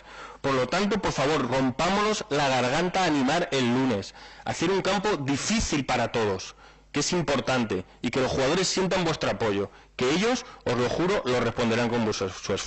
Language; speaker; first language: Spanish; native; Spanish